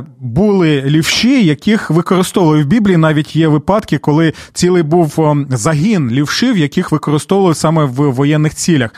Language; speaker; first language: Ukrainian; non-native, local second language; Russian